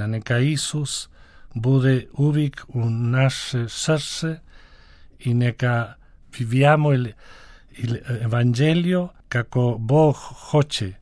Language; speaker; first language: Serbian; early bilingual, heritage; Spanish